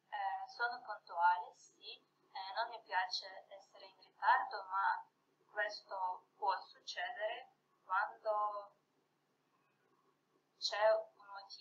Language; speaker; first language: Italian; non-native, learner; Russian